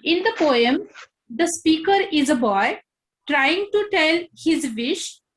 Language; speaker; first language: English; non-native, local second language; Marathi